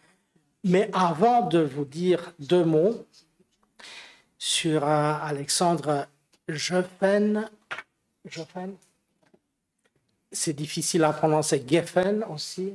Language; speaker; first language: French; non-native, fluent; Romanian